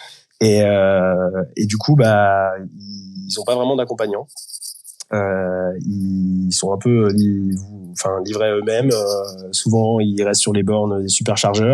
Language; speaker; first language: French; native; French